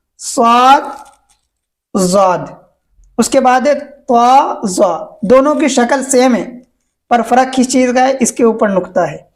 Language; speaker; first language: Hindi; native; Hindi